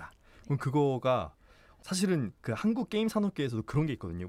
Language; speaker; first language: Korean; native; Korean